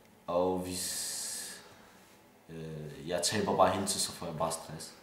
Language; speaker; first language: Danish; early bilingual, other home language; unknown